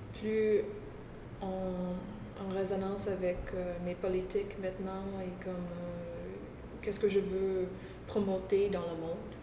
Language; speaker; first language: French; non-native, local second language; English